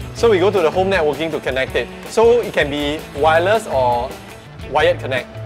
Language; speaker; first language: English; non-native, local second language; Chinese